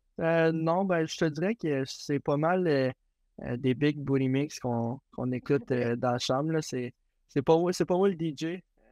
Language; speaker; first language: French; native; French